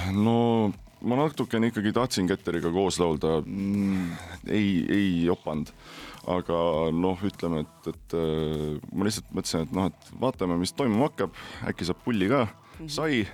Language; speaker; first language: Estonian; native; Estonian